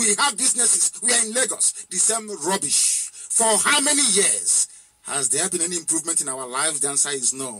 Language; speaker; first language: English; non-native, local second language; Igbo